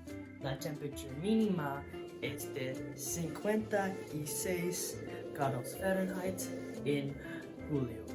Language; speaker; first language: Spanish; non-native, learner; English